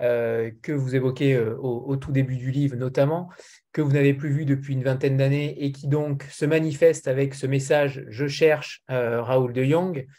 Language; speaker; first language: French; native; French